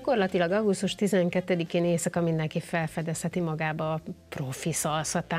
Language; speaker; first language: Hungarian; native; Hungarian